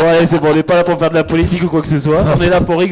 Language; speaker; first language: French; native; French